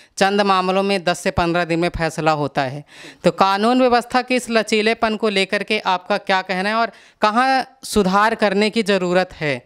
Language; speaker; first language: Hindi; native; Hindi